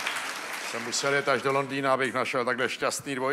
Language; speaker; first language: Czech; native; Czech